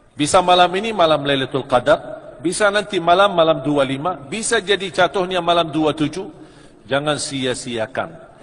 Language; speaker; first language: Malay; non-native, fluent; Arabic